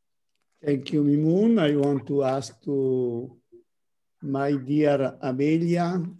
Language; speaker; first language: English; non-native, learner; Italian